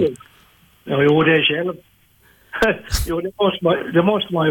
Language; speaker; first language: Swedish; native; Swedish